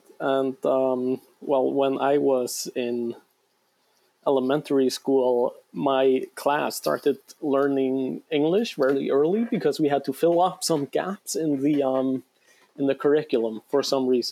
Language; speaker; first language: English; non-native, fluent; Icelandic